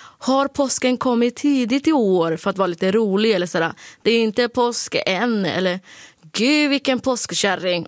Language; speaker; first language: Swedish; early bilingual, other home language; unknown